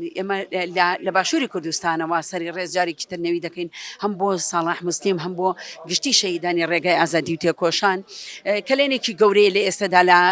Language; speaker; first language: Central Kurdish; native; Central Kurdish